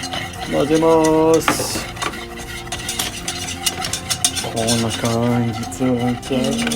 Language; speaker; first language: Japanese; non-native, learner; Serbian